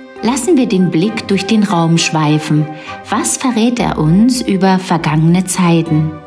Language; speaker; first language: German; native; German